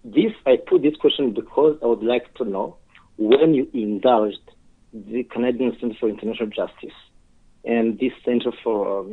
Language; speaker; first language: English; non-native, fluent; Rundi